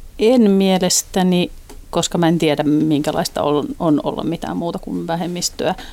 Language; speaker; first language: Finnish; non-native, local second language; Swedish